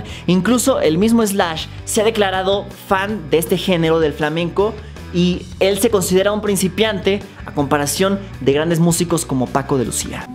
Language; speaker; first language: Spanish; native; Spanish